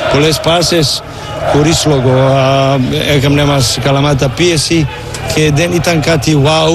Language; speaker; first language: Greek; non-native, learner; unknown